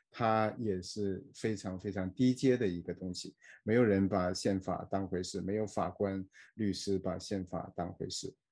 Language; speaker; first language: Chinese; native; Chinese